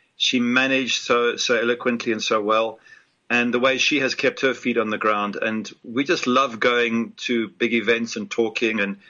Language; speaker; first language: English; native; English